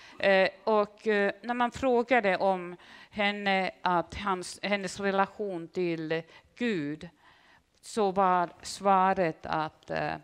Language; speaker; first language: Swedish; non-native, fluent; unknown